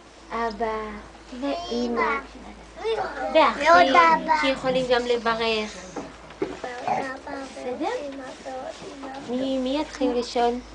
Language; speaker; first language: Hebrew; native; Hebrew